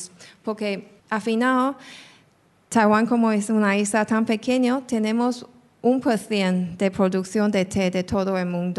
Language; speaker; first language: Spanish; non-native, fluent; Chinese